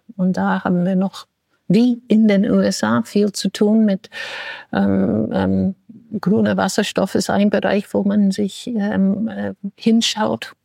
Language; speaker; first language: German; non-native, fluent; English